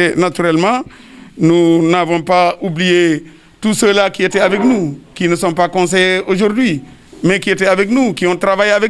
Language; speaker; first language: French; non-native, local second language; Wolof